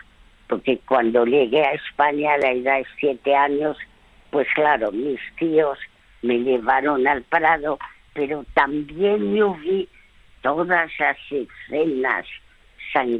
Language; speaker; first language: Spanish; early bilingual, other home language; French